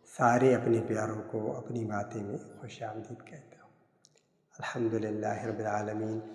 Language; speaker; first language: Urdu; non-native, local second language; Sindhi